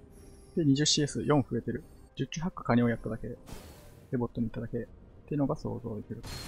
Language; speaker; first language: Japanese; native; Japanese